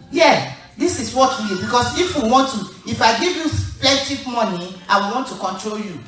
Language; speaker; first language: English; non-native, local second language; Igbo